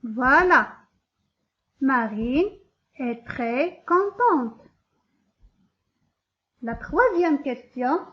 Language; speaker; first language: French; non-native, local second language; Arabic